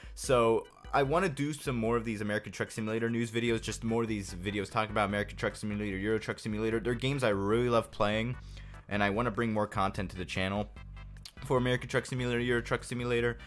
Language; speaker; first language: English; native; English